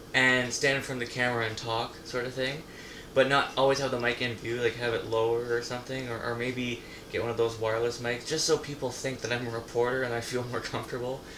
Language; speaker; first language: English; native; English